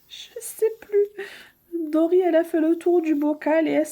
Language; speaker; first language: French; native; French